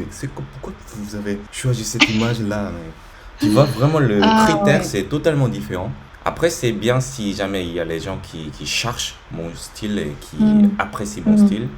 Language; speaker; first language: French; native; French